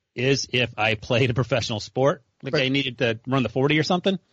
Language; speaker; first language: English; native; English